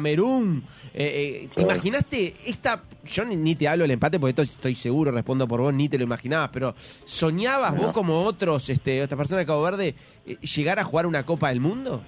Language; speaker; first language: Spanish; native; Spanish